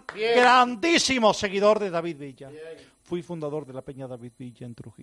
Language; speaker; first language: Spanish; native; Spanish